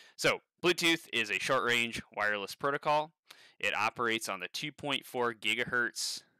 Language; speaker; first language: English; native; English